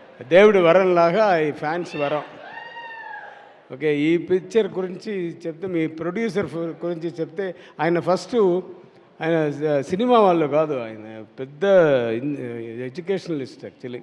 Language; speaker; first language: Telugu; non-native, learner; Tamil